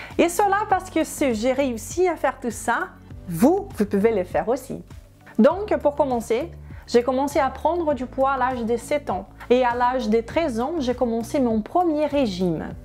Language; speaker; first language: French; non-native, fluent; Portuguese